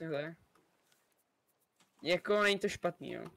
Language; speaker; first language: Czech; native; Czech